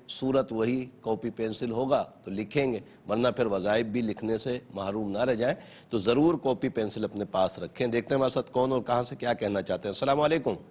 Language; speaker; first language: Urdu; native; Urdu